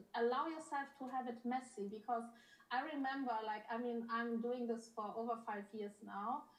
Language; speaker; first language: English; early bilingual, other home language; Polish